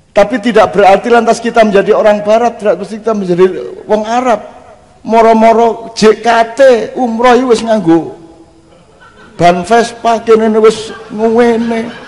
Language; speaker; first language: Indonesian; non-native, local second language; Javanese